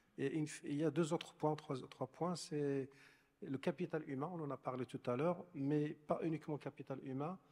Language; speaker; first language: French; non-native, local second language; Arabic